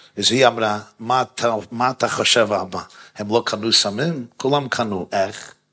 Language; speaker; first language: Hebrew; non-native, fluent; English